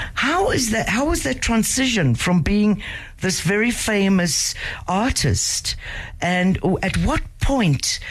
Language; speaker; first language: English; native; English